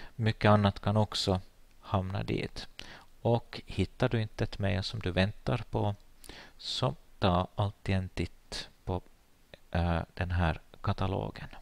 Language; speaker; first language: Swedish; native; Swedish